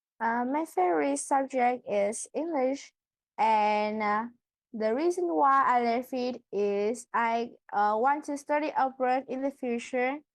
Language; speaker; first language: English; non-native, learner; Vietnamese